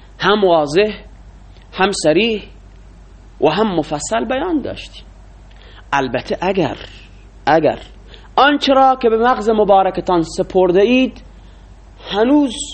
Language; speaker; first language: Persian; non-native, local second language; Baluchi